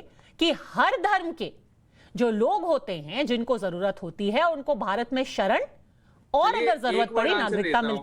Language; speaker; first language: Hindi; native; Hindi